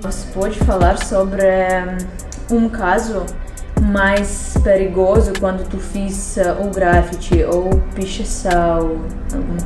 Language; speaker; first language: Portuguese; non-native, learner; Russian